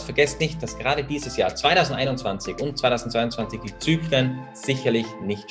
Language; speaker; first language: German; native; German